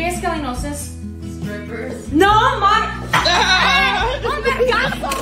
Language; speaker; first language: Spanish; native; Spanish